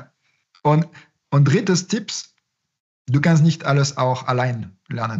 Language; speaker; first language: German; non-native, fluent; French